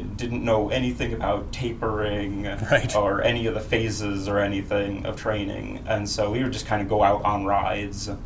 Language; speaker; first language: English; native; English